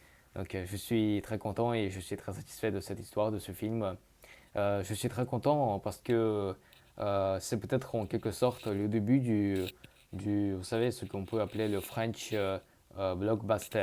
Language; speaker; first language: French; early bilingual, other home language; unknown